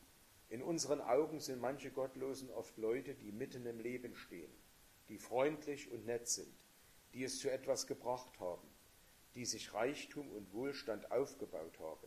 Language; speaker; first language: German; native; German